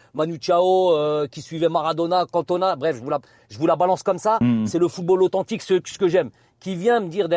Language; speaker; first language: French; native; French